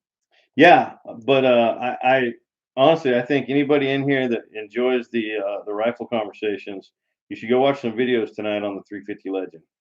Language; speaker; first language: English; native; English